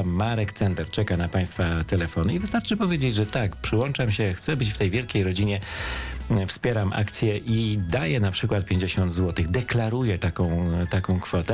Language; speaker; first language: Polish; native; Polish